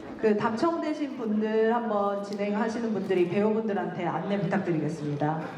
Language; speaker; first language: Korean; native; Korean